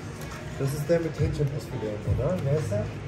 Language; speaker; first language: German; native; German